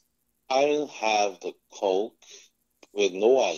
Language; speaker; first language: English; non-native, learner; Korean